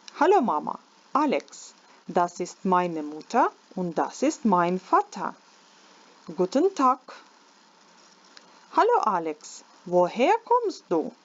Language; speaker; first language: German; non-native, learner; Ukrainian